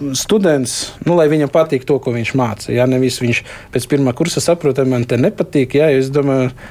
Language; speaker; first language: Latvian; non-native, local second language; Russian